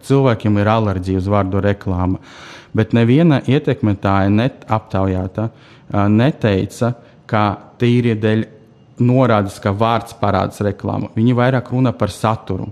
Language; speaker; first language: Latvian; non-native, local second language; Russian